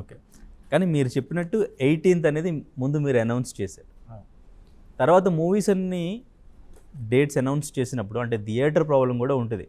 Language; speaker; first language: Telugu; native; Telugu